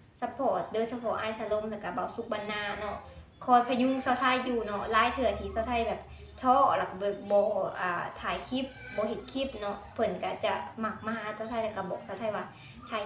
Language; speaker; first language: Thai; non-native, local second language; Lao